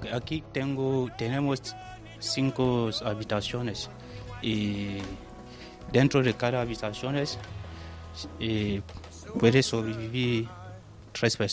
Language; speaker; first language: Spanish; non-native, learner; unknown